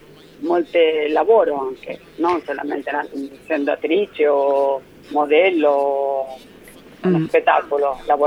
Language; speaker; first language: Italian; early bilingual, heritage; Spanish